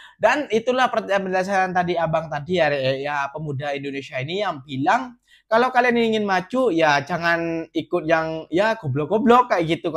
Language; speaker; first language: Indonesian; native; Indonesian